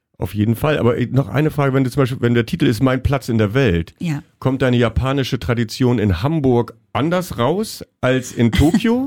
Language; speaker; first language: German; native; German